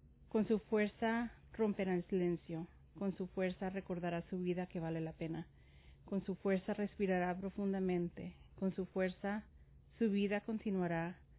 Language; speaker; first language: Spanish; native; Spanish